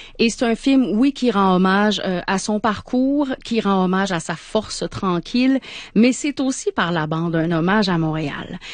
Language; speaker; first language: French; native; French